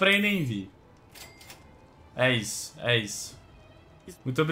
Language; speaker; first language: Portuguese; native; Portuguese